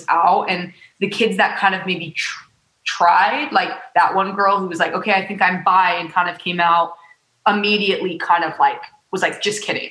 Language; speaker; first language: English; native; English